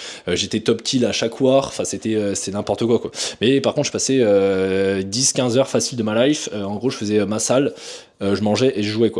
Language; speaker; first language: French; native; French